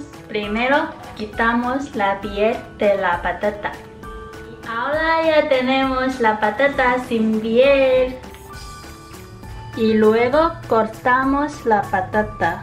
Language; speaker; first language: Spanish; non-native, fluent; Chinese